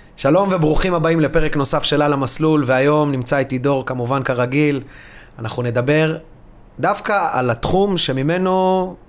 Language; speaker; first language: Hebrew; early bilingual, other home language; Russian